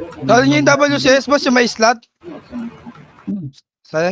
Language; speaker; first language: Filipino; native; Filipino